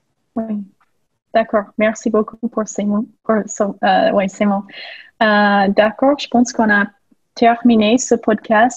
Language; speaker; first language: French; non-native, fluent; English